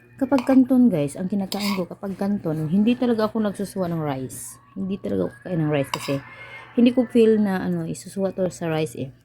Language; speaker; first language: Filipino; non-native, local second language; Cebuano